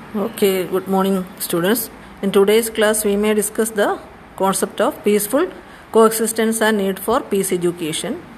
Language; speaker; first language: English; non-native, local second language; Malayalam